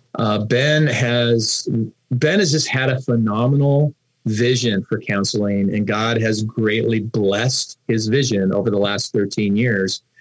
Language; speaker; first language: English; native; English